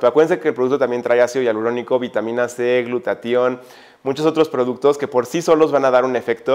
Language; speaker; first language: Spanish; native; Spanish